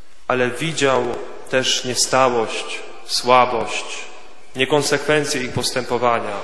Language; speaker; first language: Polish; native; Polish